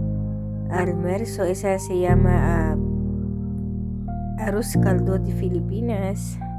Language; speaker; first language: Spanish; non-native, learner; Filipino